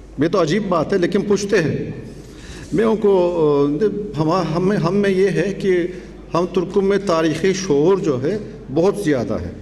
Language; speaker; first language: Urdu; non-native, fluent; Turkish